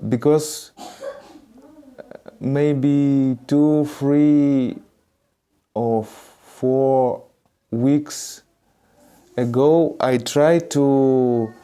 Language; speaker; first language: English; non-native, learner; Russian